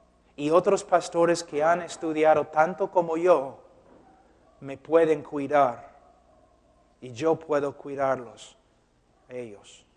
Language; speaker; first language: Spanish; non-native, fluent; English